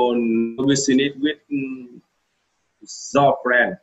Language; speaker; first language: English; non-native, learner; Vietnamese